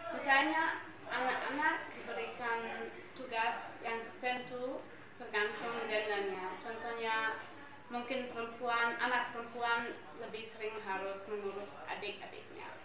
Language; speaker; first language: Indonesian; non-native, fluent; German